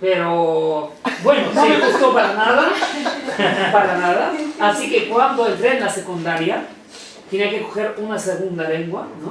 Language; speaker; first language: Spanish; non-native, fluent; Arabic